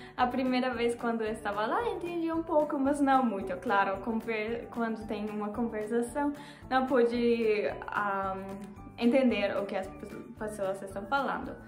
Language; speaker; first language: Portuguese; non-native, learner; German